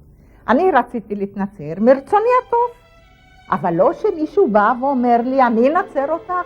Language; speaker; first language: Hebrew; non-native, fluent; Polish